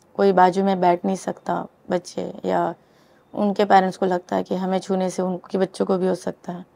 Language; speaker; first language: Hindi; native; Hindi